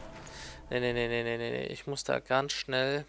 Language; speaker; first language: German; native; German